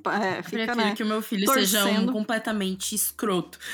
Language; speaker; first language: Portuguese; native; Portuguese